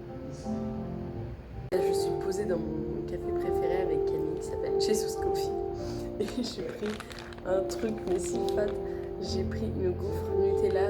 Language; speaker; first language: French; native; French